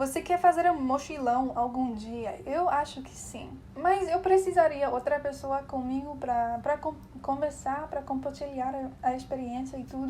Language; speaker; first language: Portuguese; non-native, fluent; English